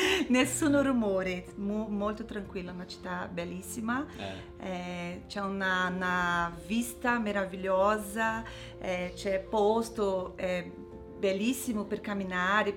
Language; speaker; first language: Italian; non-native, learner; Portuguese